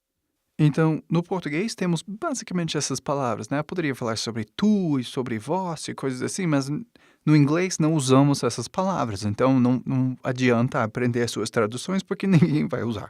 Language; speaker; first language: Portuguese; non-native, fluent; English